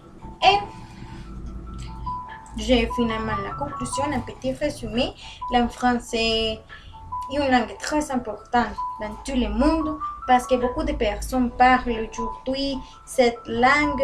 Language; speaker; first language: French; non-native, learner; Spanish